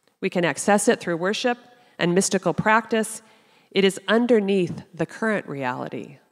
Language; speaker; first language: English; native; English